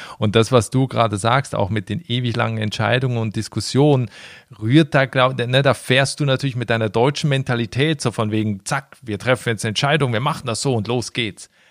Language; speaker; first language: German; native; German